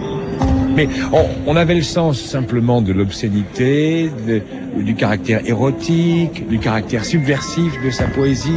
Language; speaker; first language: French; native; French